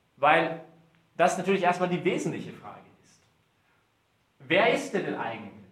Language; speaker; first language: German; early bilingual, heritage; German